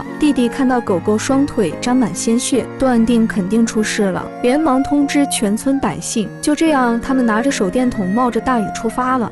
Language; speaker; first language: Chinese; native; Chinese